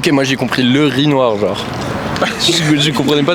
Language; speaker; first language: French; native; French